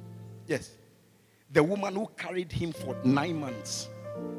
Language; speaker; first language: English; non-native, local second language; Ga